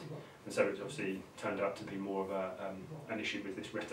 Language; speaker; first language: English; native; English